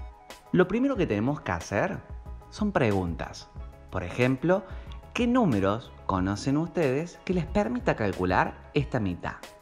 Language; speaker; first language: Spanish; native; Spanish